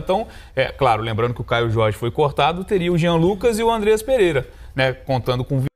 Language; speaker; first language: Portuguese; native; Portuguese